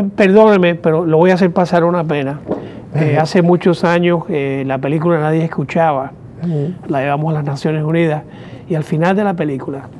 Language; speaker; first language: Spanish; native; Spanish